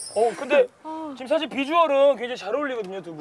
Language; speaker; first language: Korean; native; Korean